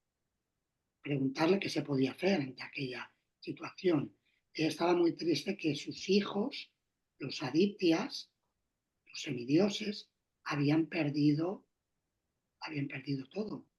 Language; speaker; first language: Spanish; native; Spanish